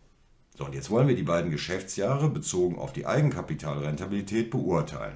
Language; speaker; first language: German; native; German